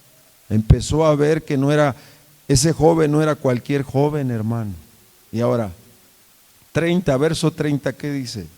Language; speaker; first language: Spanish; native; Spanish